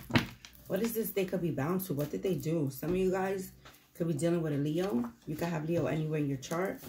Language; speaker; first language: English; native; English